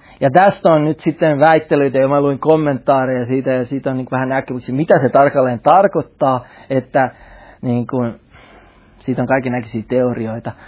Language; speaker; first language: Finnish; native; Finnish